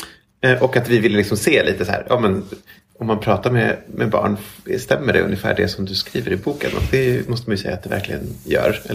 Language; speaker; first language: Swedish; native; Swedish